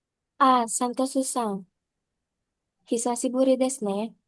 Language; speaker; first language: Japanese; non-native, learner; Indonesian